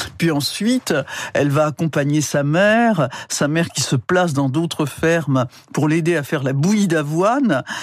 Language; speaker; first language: French; native; French